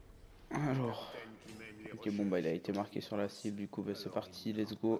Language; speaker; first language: French; native; French